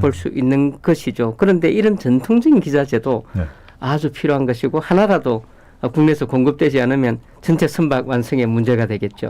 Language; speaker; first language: Korean; native; Korean